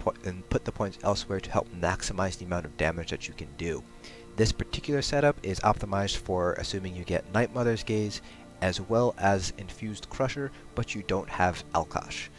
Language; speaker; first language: English; native; English